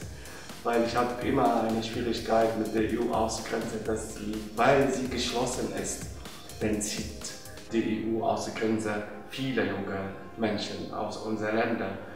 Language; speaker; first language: German; non-native, fluent; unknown